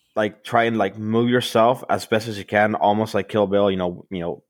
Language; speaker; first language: English; early bilingual, other home language; Spanish